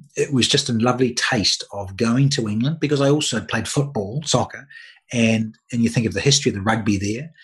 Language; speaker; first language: English; native; English